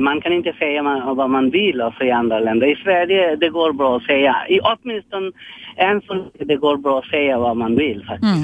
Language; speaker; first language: Swedish; non-native, learner; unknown